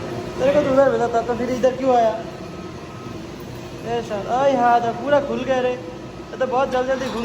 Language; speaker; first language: Hindi; non-native, local second language; Bangla